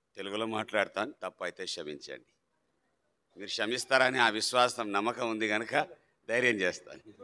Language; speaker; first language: Telugu; non-native, local second language; Malayalam